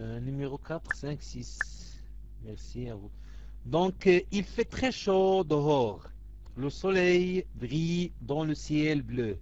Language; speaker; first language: French; non-native, local second language; Arabic